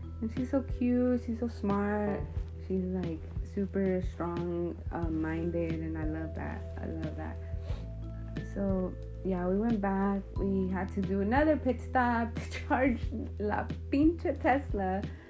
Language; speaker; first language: English; early bilingual, other home language; Spanish